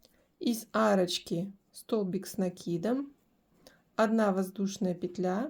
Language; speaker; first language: Russian; native; Russian